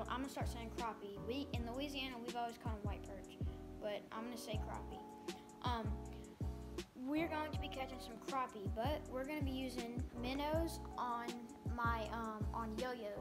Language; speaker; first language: English; native; English